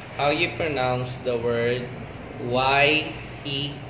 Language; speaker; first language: English; non-native, local second language; Filipino